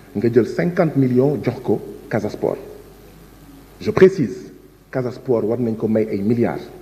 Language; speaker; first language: Wolof; non-native, local second language; Jola-Fonyi